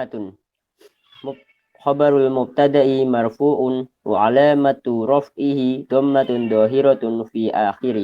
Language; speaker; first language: Arabic; non-native, learner; Indonesian